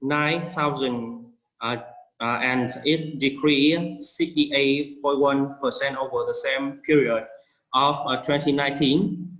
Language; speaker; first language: English; non-native, fluent; Vietnamese